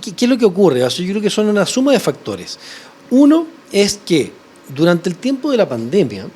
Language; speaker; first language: Spanish; native; Spanish